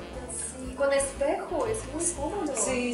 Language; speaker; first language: Spanish; non-native, fluent; Russian